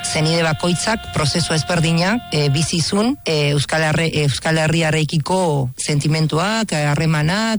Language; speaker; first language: Basque; non-native, fluent; Spanish